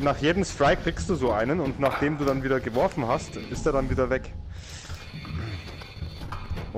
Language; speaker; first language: German; native; German